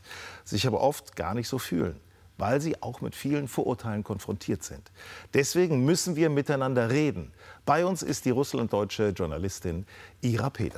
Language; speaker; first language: German; native; German